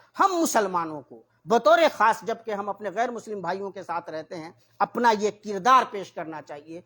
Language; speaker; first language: Urdu; native; Urdu